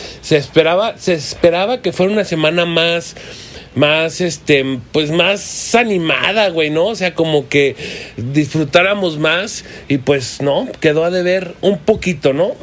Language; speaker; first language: Spanish; native; Spanish